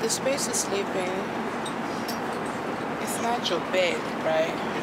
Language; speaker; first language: English; native; English